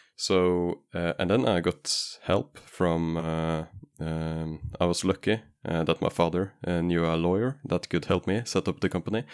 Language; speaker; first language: English; non-native, fluent; Norwegian